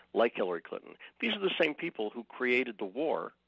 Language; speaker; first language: English; native; English